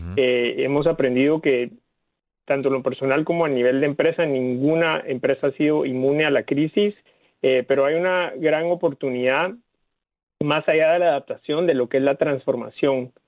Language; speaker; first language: Spanish; native; Spanish